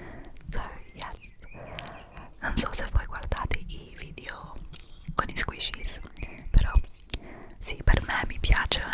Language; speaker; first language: Italian; non-native, fluent; English